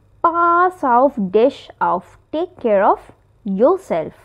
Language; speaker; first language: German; non-native, fluent; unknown